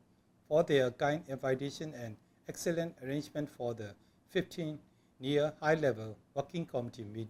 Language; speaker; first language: English; non-native, local second language; Burmese